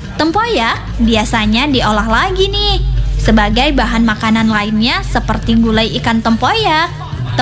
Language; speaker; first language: Indonesian; native; Indonesian